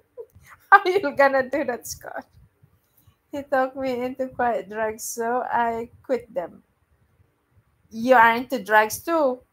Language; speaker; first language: English; non-native, local second language; Filipino